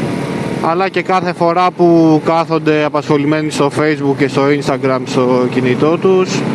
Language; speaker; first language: Greek; native; Greek